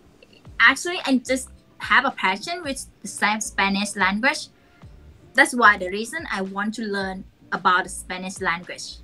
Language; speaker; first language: English; non-native, learner; Thai